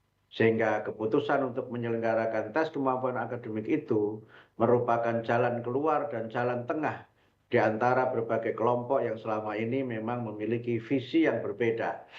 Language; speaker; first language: Indonesian; native; Indonesian